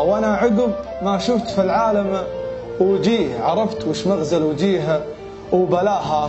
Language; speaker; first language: Arabic; native; Arabic